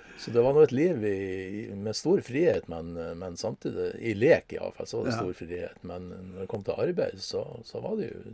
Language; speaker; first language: Norwegian; native; Norwegian